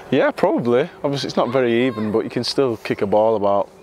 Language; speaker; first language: English; native; English